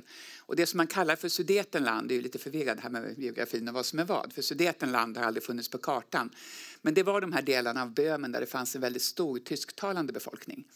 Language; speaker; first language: Swedish; native; Swedish